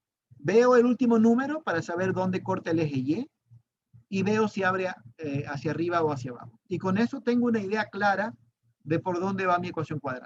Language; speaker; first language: Spanish; native; Spanish